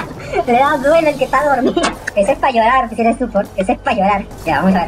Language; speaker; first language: Spanish; native; Spanish